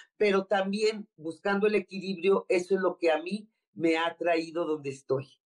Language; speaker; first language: Spanish; native; Spanish